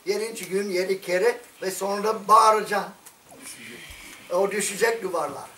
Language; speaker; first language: Turkish; non-native, fluent; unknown